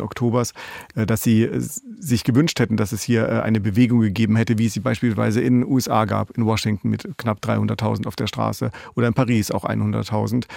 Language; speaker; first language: German; native; German